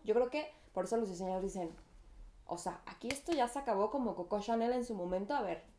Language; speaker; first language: Spanish; native; Spanish